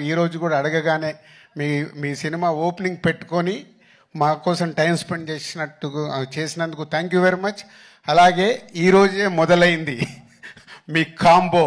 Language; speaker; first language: Telugu; native; Telugu